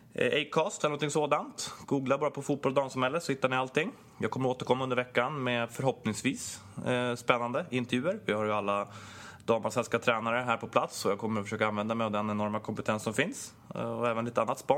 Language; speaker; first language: Swedish; native; Swedish